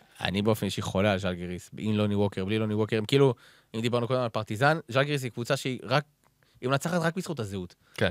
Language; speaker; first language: Hebrew; native; Hebrew